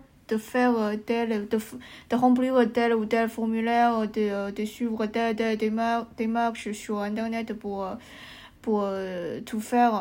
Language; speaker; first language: French; non-native, learner; Chinese